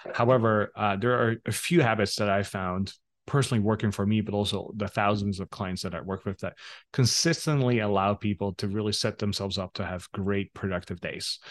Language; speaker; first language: English; non-native, fluent; Dutch